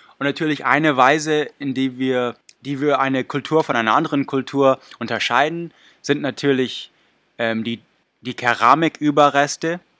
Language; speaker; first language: German; non-native, fluent; English